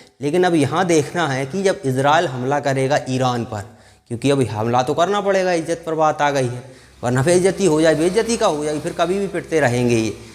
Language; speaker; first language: Hindi; native; Hindi